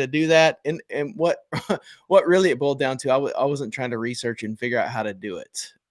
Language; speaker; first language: English; native; English